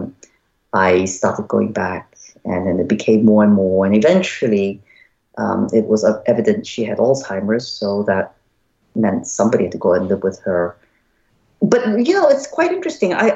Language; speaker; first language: English; non-native, local second language; Cantonese